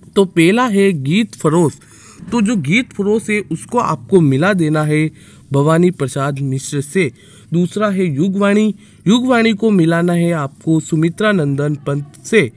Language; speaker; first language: Hindi; native; Hindi